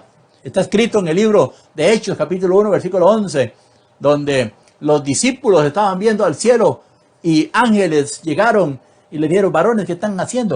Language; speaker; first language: Spanish; native; Spanish